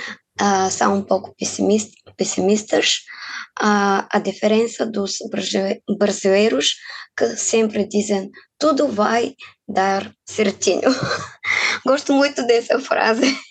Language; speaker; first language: Portuguese; non-native, fluent; Bulgarian